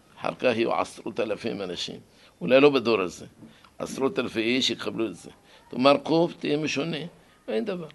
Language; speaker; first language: Hebrew; non-native, fluent; Arabic